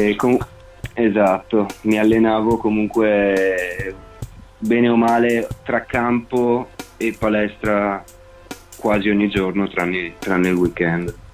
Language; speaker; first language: Italian; native; Italian